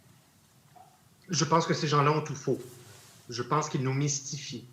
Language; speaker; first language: French; native; French